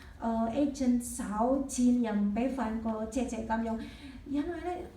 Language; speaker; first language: Cantonese; non-native, learner; Indonesian